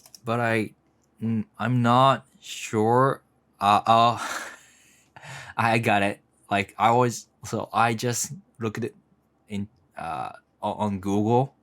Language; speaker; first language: English; non-native, learner; Japanese